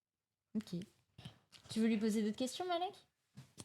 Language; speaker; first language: French; native; French